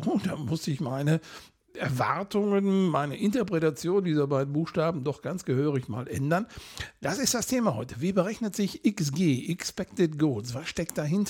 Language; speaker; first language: German; native; German